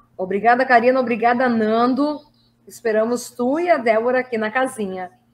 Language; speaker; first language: Portuguese; native; Portuguese